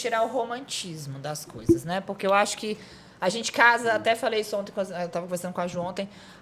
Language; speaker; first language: Portuguese; native; Portuguese